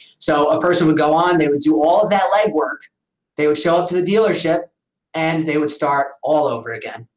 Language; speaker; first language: English; native; English